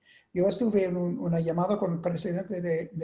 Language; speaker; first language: Spanish; non-native, fluent; English